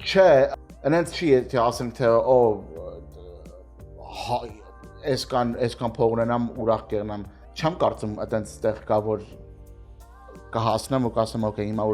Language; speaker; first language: Armenian; early bilingual, heritage; Armenian